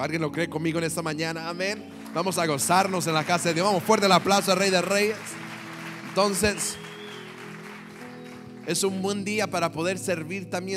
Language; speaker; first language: Spanish; early bilingual, heritage; Spanish